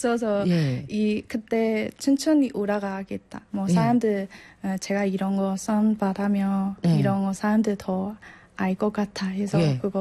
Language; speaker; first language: Korean; non-native, learner; Burmese